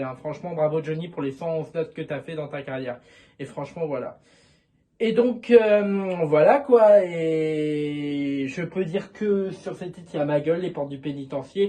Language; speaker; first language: French; native; French